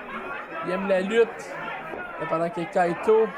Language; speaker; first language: French; native; French